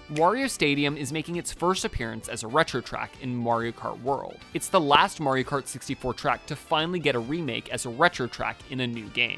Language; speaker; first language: English; native; English